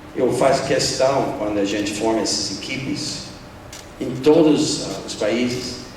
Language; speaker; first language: Portuguese; non-native, fluent; English